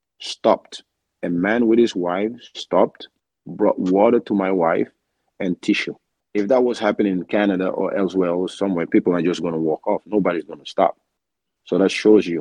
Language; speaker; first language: English; non-native, local second language; Wolof